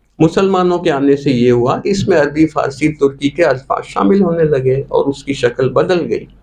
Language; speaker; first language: Urdu; native; Urdu